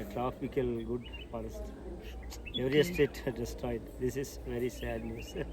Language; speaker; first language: English; non-native, learner; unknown